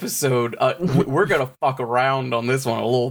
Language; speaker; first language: English; native; English